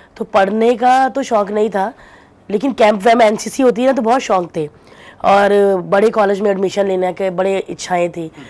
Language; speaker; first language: Hindi; non-native, local second language; Punjabi